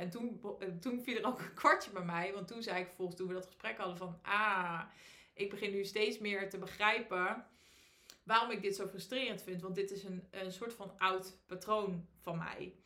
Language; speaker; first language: Dutch; native; Dutch